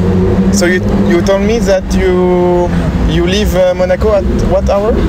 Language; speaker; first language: English; non-native, learner; French